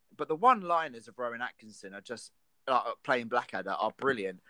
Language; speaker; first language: English; native; English